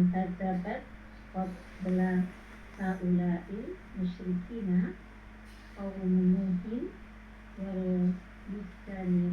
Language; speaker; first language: Arabic; non-native, learner; Indonesian